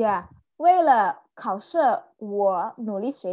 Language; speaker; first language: Chinese; non-native, fluent; Indonesian